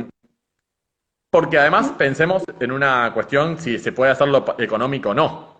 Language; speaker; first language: Spanish; native; Spanish